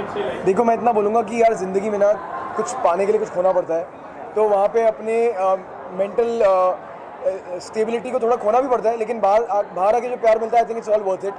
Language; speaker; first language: Hindi; native; Hindi